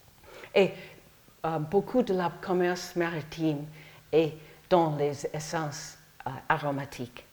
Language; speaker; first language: French; non-native, learner; English